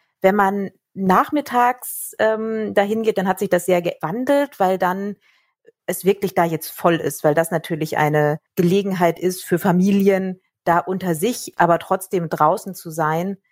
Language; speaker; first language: German; native; German